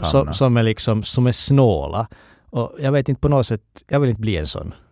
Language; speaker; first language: Swedish; native; Swedish